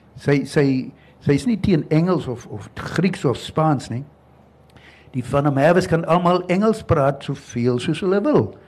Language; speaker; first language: Afrikaans; native; Afrikaans